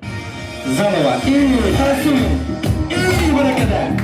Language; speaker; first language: Russian; non-native, local second language; Kyrgyz